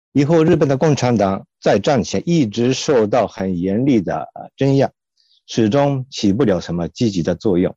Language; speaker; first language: Chinese; non-native, fluent; Japanese